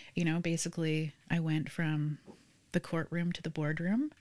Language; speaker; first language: English; native; English